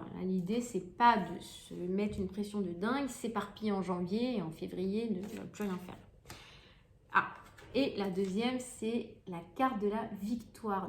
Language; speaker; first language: French; native; French